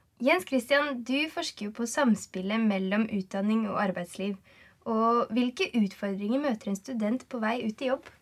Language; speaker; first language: Norwegian; native; Norwegian